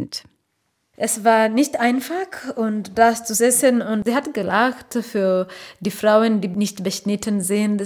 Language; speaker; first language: German; non-native, learner; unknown